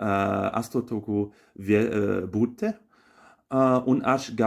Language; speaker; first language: Lithuanian; non-native, learner; German